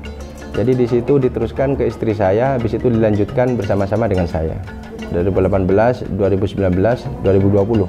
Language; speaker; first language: Indonesian; non-native, local second language; Madurese